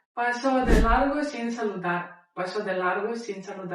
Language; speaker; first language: Spanish; non-native, fluent; Ukrainian